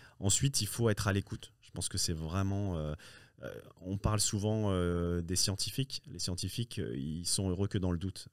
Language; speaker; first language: French; early bilingual, other home language; Riffian